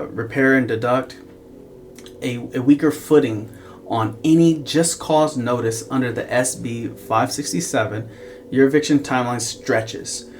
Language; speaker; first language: English; native; English